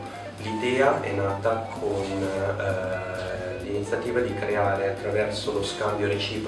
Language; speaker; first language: Italian; native; Italian